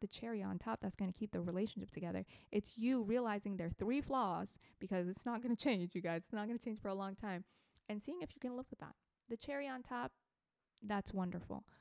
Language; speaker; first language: English; non-native, fluent; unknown